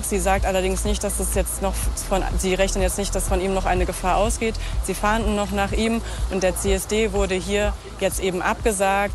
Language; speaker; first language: German; native; German